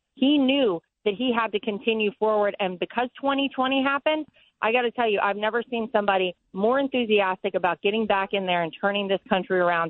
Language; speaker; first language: English; native; English